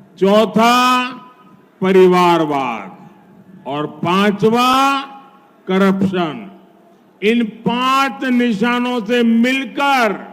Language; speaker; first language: Hindi; non-native, local second language; Gujarati